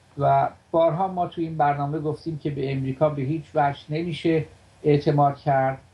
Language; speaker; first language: Persian; native; Persian